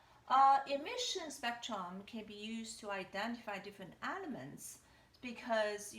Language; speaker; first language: English; non-native, fluent; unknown